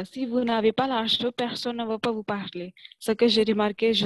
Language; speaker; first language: French; non-native, learner; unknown